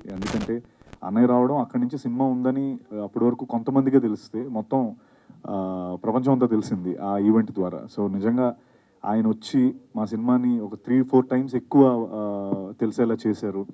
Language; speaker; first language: Telugu; native; Telugu